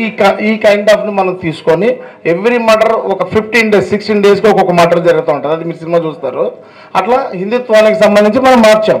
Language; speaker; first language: Telugu; native; Telugu